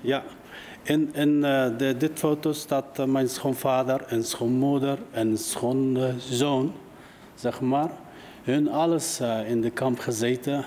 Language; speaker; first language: Dutch; non-native, learner; Uyghur